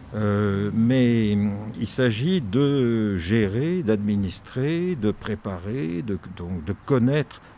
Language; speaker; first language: French; native; French